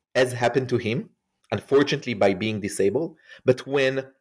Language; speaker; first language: English; non-native, fluent; Hebrew